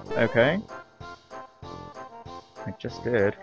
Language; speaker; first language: English; native; English